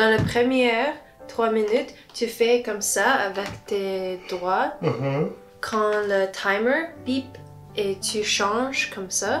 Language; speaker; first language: French; non-native, learner; English